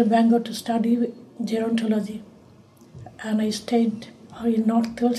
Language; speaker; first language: English; non-native, local second language; Bangla